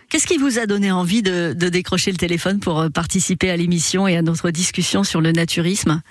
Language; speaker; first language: French; native; French